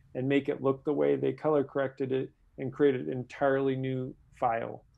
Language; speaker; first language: English; native; English